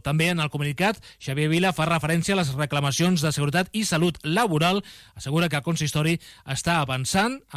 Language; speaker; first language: Catalan; native; Catalan